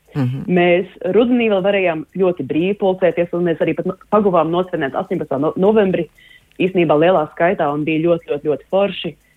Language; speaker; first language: Latvian; early bilingual, heritage; Latvian